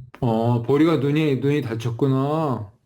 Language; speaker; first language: Korean; native; Korean